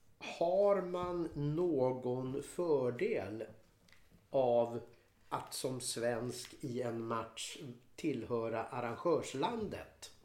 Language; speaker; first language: Swedish; native; Swedish